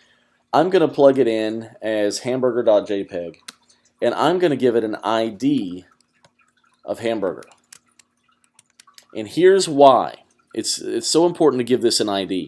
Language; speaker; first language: English; native; English